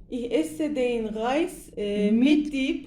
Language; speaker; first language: German; non-native, learner; Turkish